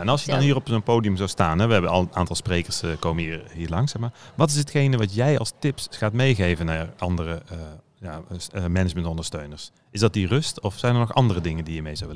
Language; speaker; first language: Dutch; native; Dutch